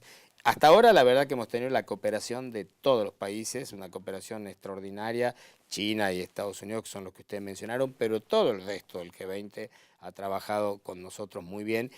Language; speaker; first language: Spanish; native; Spanish